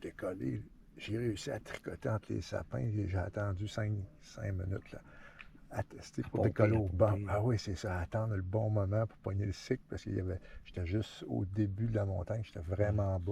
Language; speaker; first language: French; native; French